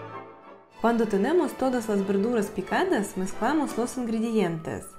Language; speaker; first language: Spanish; non-native, fluent; Russian